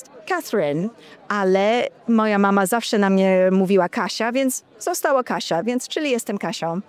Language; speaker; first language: Polish; early bilingual, heritage; Polish